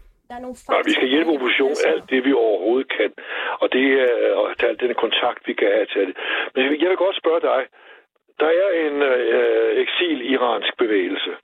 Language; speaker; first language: Danish; native; Danish